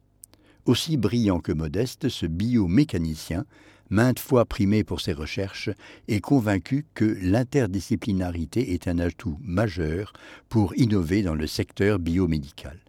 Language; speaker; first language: French; native; French